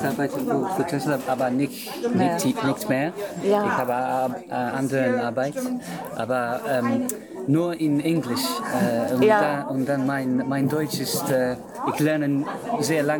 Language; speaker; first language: German; non-native, learner; English